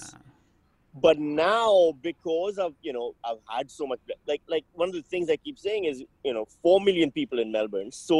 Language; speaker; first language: English; non-native, local second language; Urdu